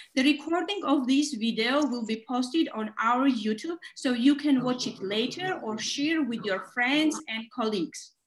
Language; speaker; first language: English; non-native, fluent; Georgian